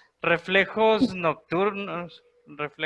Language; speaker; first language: Spanish; native; Spanish